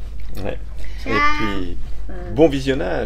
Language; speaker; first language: French; native; French